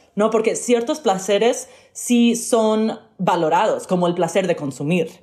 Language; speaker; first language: Spanish; early bilingual, heritage; Spanish